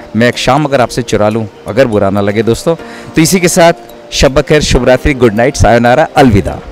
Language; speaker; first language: Hindi; native; Hindi